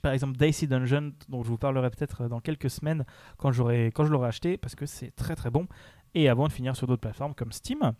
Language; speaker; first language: French; native; French